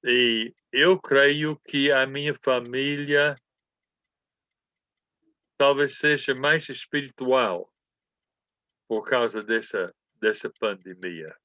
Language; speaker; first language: Portuguese; non-native, fluent; English